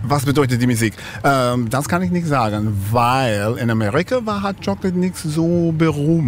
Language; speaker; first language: German; non-native, fluent; English